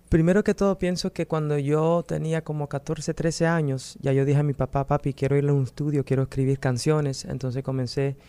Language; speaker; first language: Spanish; early bilingual, other home language; Dutch